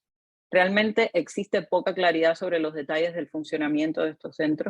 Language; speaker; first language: Spanish; native; Spanish